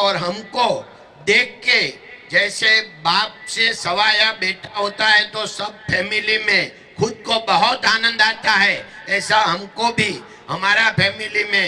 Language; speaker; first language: Hindi; non-native, local second language; Gujarati